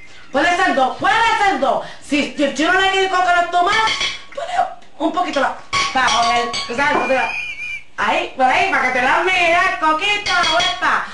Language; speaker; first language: Spanish; early bilingual, heritage; Spanish